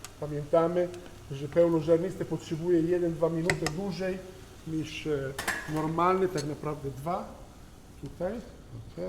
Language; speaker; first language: Polish; non-native, learner; Italian